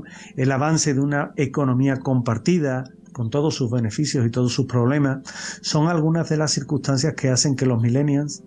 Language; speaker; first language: Spanish; native; Spanish